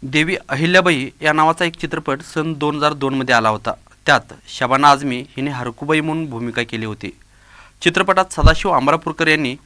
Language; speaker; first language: Marathi; native; Marathi